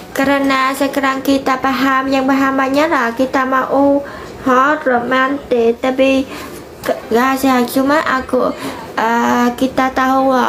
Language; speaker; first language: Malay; non-native, learner; Vietnamese